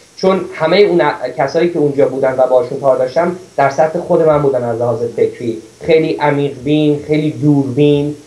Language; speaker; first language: Persian; early bilingual, heritage; Persian